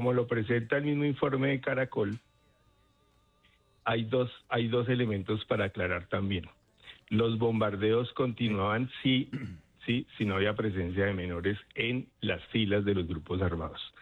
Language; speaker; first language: Spanish; native; Spanish